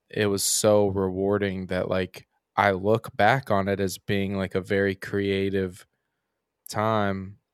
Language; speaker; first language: English; native; English